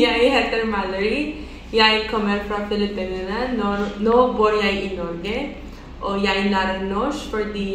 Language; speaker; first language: Norwegian; non-native, learner; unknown